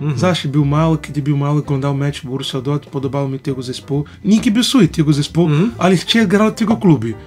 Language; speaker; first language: Polish; non-native, learner; Portuguese